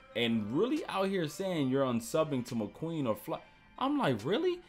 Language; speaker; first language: English; native; English